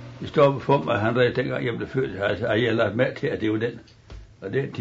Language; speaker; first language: Danish; native; Danish